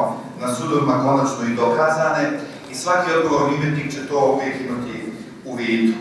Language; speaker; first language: Croatian; native; Croatian